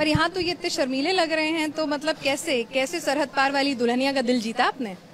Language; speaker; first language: Hindi; native; Hindi